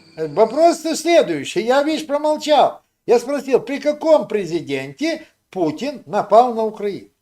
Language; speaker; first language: Russian; non-native, local second language; Ukrainian